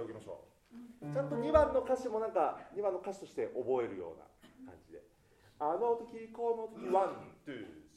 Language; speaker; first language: Japanese; native; Japanese